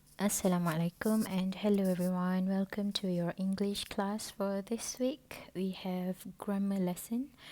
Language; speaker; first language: English; non-native, local second language; Malay